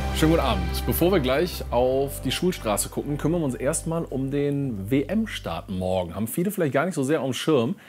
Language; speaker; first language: German; native; German